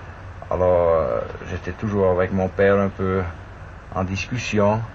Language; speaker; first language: French; non-native, fluent; German